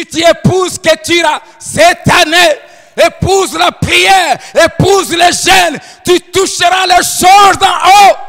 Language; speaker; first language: French; non-native, local second language; Lingala